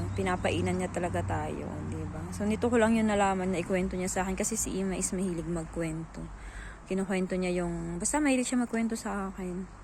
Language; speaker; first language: Filipino; native; Filipino